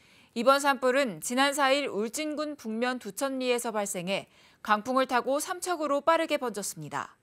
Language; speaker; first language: Korean; native; Korean